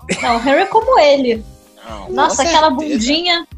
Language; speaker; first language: Portuguese; native; Portuguese